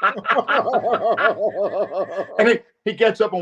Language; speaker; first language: English; native; English